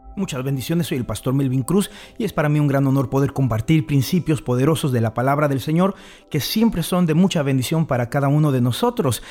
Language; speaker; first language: Spanish; native; Spanish